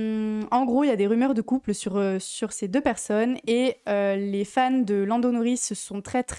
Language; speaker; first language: French; native; French